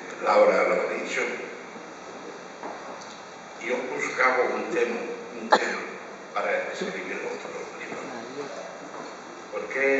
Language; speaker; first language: Spanish; non-native, fluent; Dutch